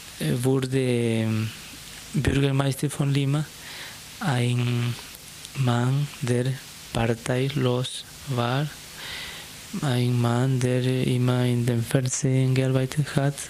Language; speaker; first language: German; non-native, fluent; Spanish